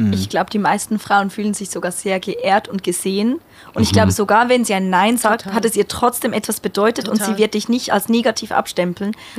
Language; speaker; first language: German; native; German